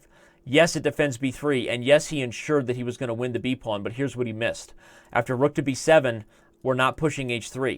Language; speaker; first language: English; native; English